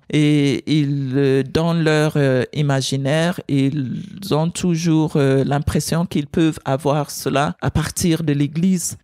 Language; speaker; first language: French; non-native, fluent; English